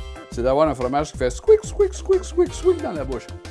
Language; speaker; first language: French; native; French